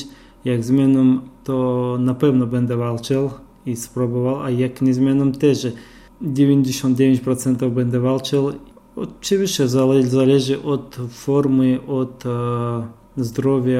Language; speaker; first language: Polish; non-native, fluent; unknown